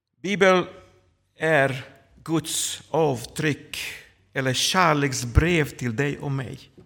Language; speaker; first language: Swedish; non-native, fluent; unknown